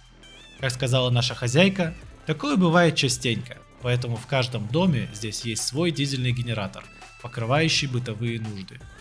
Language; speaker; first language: Russian; native; Russian